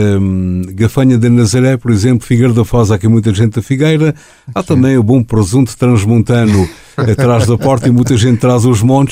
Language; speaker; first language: Portuguese; native; Portuguese